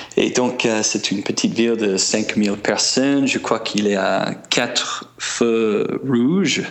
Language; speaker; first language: French; non-native, fluent; English